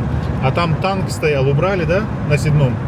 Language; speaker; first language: Russian; native; Russian